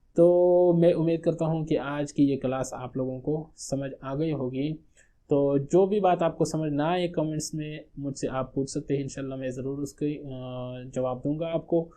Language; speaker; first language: Urdu; non-native, local second language; Pashto